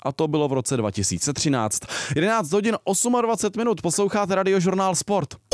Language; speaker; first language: Czech; native; Czech